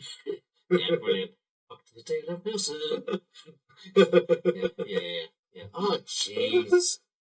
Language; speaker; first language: English; native; English